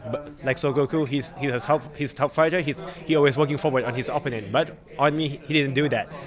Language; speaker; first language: English; non-native, learner; Thai